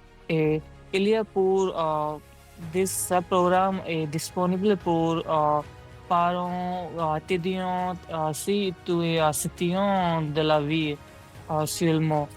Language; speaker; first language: French; non-native, learner; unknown